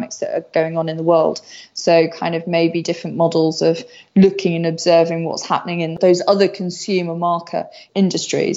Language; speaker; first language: English; native; English